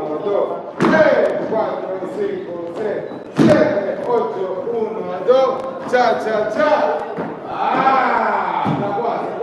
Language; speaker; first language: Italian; non-native, learner; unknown